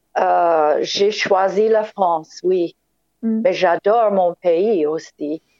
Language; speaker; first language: French; non-native, fluent; English